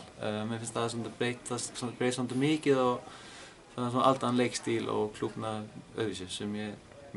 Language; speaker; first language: Icelandic; non-native, learner; Danish